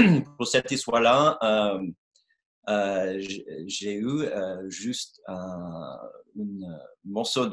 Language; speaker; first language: French; non-native, fluent; English